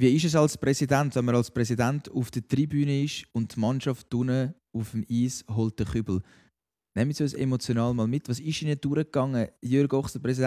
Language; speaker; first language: German; native; German